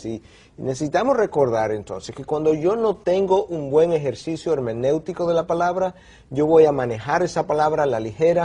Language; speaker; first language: Spanish; native; Spanish